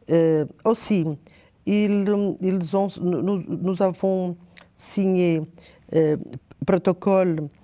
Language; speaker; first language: French; non-native, learner; Portuguese